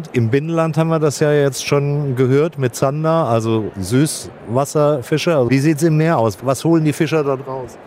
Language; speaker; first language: German; native; German